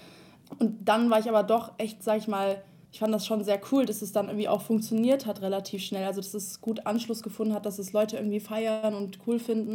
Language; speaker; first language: German; native; German